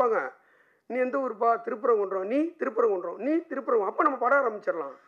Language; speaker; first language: Tamil; native; Tamil